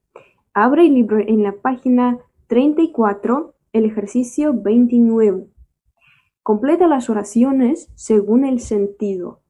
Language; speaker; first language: Spanish; non-native, fluent; Russian